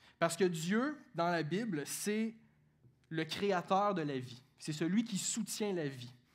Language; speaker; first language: French; native; French